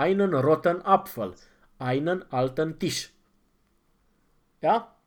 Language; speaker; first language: German; non-native, fluent; Romanian